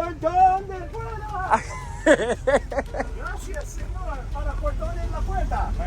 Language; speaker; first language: Spanish; non-native, learner; English